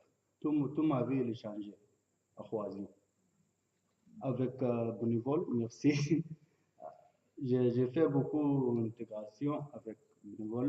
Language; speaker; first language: French; non-native, learner; Arabic